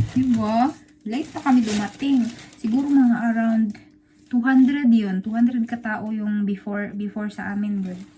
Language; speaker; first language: Filipino; non-native, local second language; Cebuano